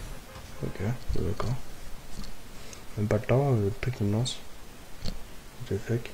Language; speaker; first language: French; native; French